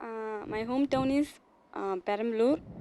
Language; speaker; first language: English; non-native, learner; Tamil